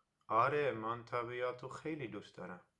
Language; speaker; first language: Persian; non-native, learner; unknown